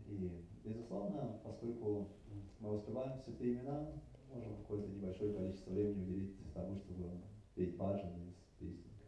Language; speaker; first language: Russian; native; Russian